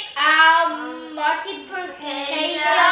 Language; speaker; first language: English; non-native, learner; Korean